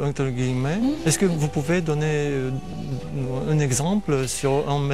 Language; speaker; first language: French; non-native, fluent; Romanian